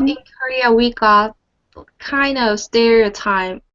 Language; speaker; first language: English; non-native, learner; Korean